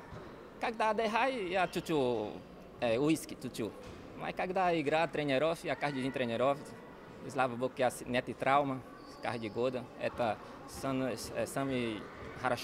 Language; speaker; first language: Russian; non-native, learner; Portuguese